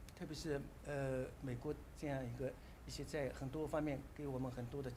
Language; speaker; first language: Chinese; native; Chinese